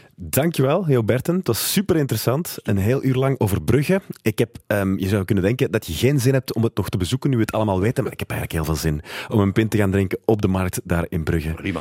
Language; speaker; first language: Dutch; native; Dutch